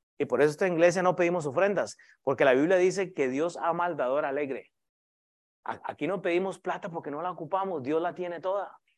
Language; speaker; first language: Spanish; native; Spanish